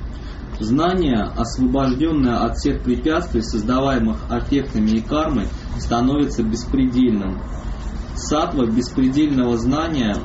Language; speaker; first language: Russian; native; Russian